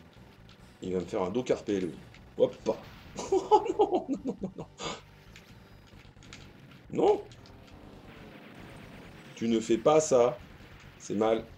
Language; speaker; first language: French; native; French